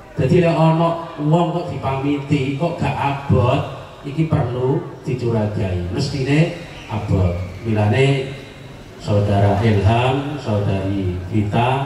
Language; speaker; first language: Javanese; native; Javanese